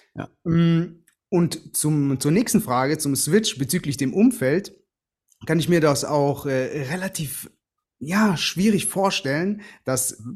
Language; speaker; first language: German; early bilingual, other home language; Greek